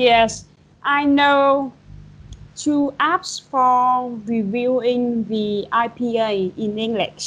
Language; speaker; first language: English; non-native, fluent; Vietnamese